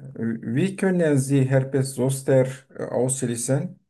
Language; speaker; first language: German; non-native, fluent; Turkish